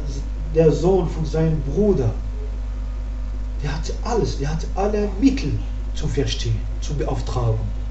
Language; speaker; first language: German; non-native, fluent; Arabic